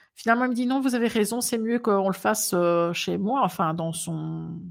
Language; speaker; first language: French; native; French